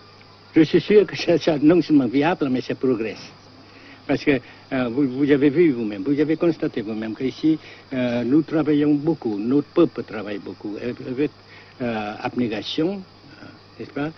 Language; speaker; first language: French; non-native, fluent; Vietnamese